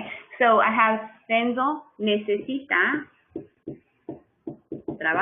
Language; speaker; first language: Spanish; non-native, fluent; English